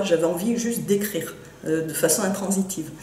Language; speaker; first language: French; native; French